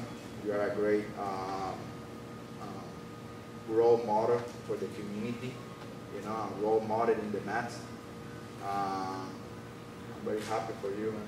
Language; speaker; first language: English; non-native, learner; Spanish